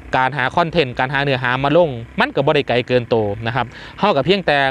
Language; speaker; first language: Thai; non-native, local second language; Northeastern Thai